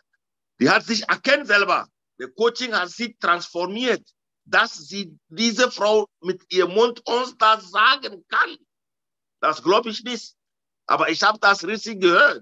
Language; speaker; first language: German; non-native, learner; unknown